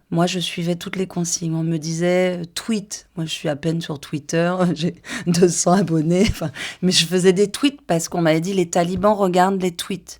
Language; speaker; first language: French; native; French